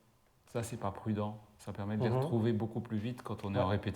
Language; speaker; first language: French; native; French